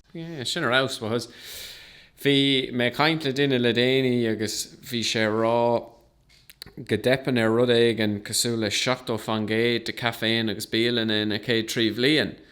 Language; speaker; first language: Irish; non-native, local second language; English